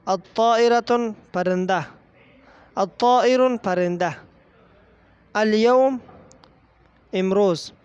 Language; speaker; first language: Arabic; non-native, fluent; Persian